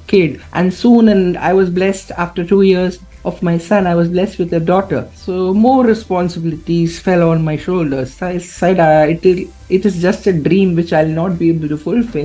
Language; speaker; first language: English; non-native, local second language; Gujarati